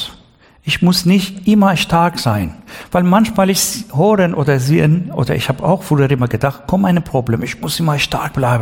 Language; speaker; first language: German; non-native, learner; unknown